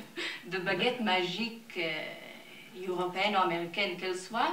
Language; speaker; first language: French; non-native, fluent; Italian